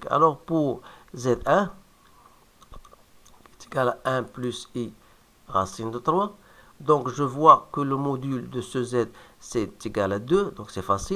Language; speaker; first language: French; non-native, local second language; Arabic